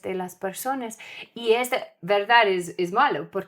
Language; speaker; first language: Spanish; non-native, learner; English